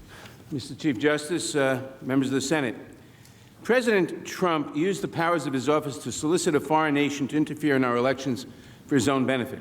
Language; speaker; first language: English; native; English